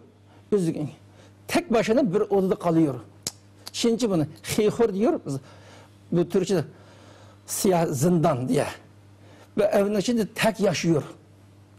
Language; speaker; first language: Turkish; non-native, learner; Uyghur